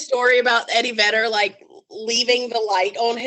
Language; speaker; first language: English; native; English